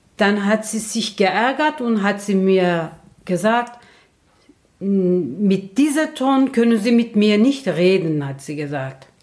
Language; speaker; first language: German; non-native, learner; Kurdish